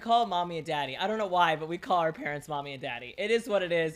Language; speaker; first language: English; early bilingual, other home language; Greek